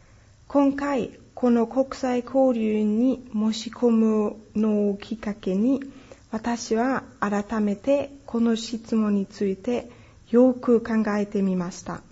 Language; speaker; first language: Japanese; non-native, fluent; German